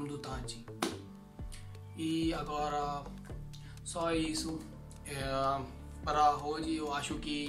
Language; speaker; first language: Portuguese; non-native, learner; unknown